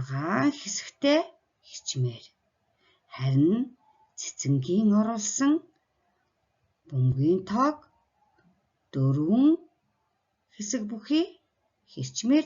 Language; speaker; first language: Mongolian; native; Mongolian